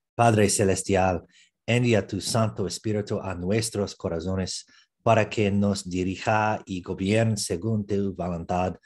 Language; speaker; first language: Spanish; non-native, learner; English